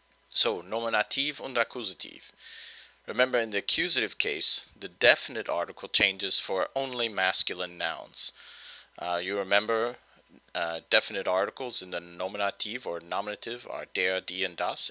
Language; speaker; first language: English; native; English